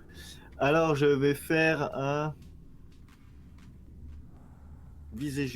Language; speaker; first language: French; native; French